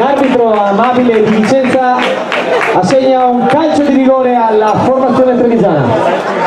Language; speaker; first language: Italian; native; Italian